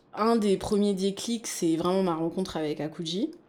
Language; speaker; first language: French; native; French